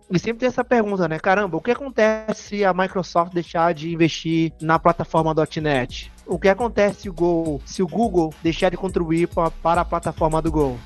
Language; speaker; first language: Portuguese; native; Portuguese